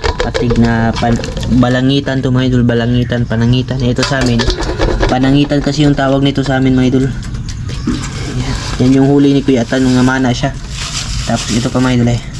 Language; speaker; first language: Filipino; non-native, local second language; Cebuano